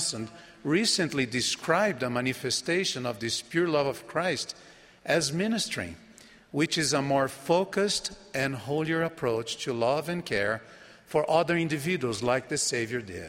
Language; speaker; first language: English; non-native, fluent; Portuguese